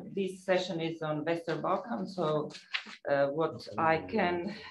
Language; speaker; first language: English; non-native, fluent; Croatian